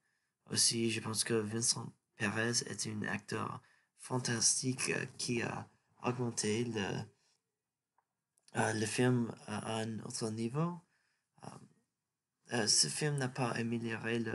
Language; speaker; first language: French; non-native, learner; English